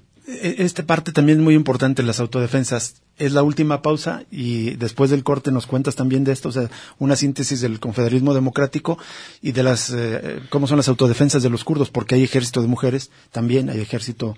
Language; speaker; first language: Spanish; native; Spanish